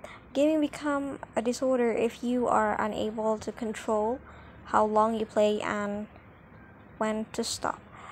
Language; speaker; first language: English; non-native, fluent; Indonesian